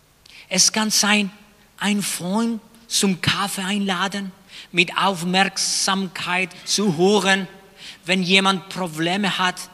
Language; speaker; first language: German; non-native, fluent; Spanish